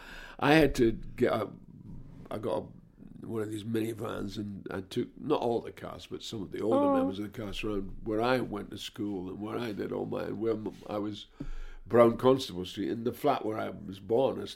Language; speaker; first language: English; native; English